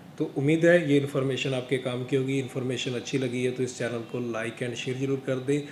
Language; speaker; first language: Hindi; non-native, local second language; Punjabi